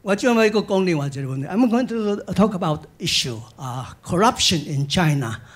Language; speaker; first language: English; non-native, fluent; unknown